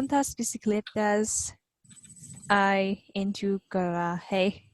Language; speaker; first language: Spanish; non-native, learner; English